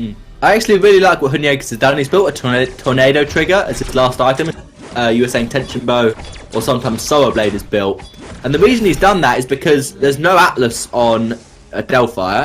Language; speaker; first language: English; native; English